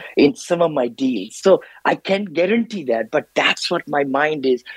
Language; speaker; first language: English; non-native, local second language; Hindi